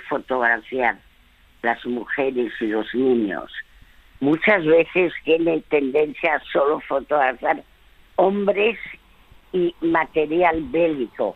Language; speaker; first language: Spanish; early bilingual, other home language; French